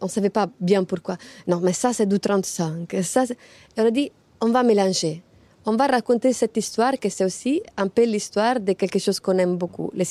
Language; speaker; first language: French; non-native, fluent; Italian